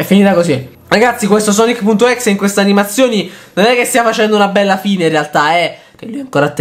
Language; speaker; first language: Italian; native; Italian